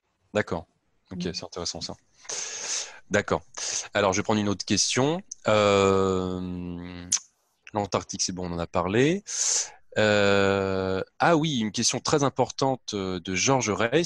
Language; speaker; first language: French; native; French